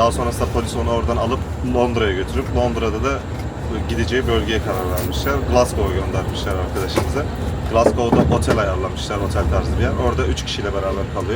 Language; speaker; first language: Turkish; native; Turkish